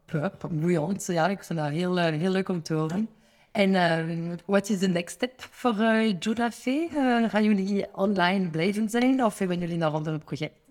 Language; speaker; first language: Dutch; non-native, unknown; French